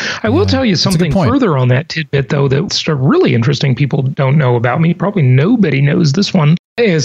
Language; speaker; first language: English; native; English